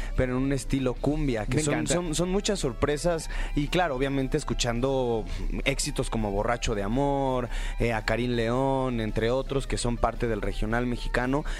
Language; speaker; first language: Spanish; native; Spanish